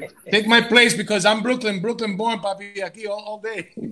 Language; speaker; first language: English; early bilingual, other home language; Spanish